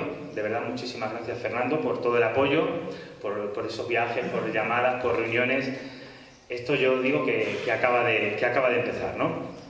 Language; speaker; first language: Spanish; native; Spanish